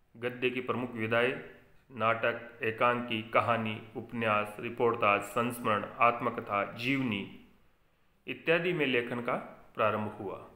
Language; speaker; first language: Hindi; native; Hindi